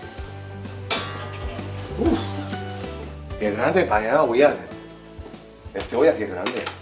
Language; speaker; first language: Spanish; non-native, learner; Korean